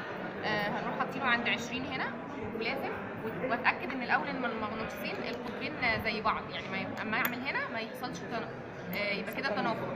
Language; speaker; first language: Arabic; native; Arabic